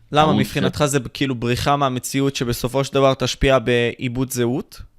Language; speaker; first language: Hebrew; native; Hebrew